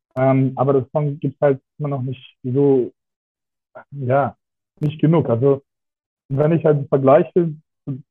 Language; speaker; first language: German; non-native, fluent; Russian